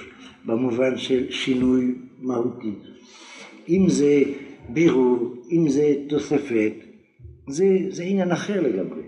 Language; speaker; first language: Hebrew; non-native, fluent; French